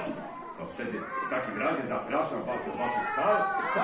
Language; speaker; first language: Polish; native; Polish